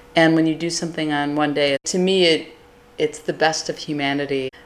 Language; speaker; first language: English; native; English